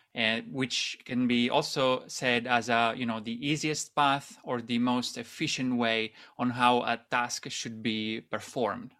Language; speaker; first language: English; non-native, fluent; Italian